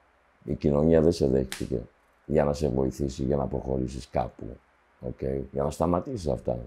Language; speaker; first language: Greek; early bilingual, heritage; Greek